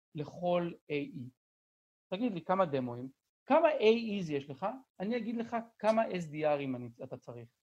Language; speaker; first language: Hebrew; native; Hebrew